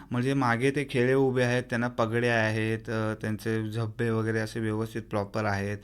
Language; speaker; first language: Marathi; native; Marathi